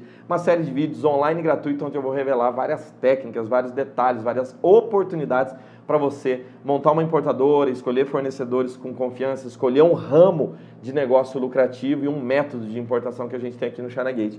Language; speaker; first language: Portuguese; native; Portuguese